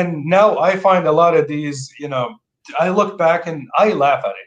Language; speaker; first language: English; non-native, fluent; Arabic